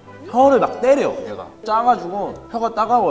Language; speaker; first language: Korean; native; Korean